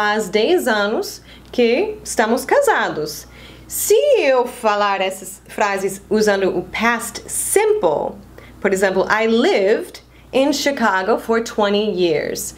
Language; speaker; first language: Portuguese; non-native, fluent; English